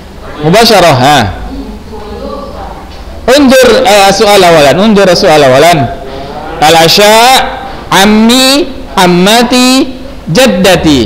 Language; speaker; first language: Arabic; non-native, fluent; Indonesian